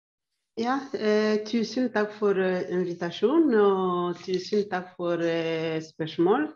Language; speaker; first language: Swedish; non-native, fluent; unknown